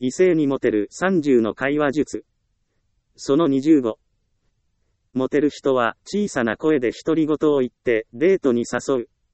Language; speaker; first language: Japanese; native; Japanese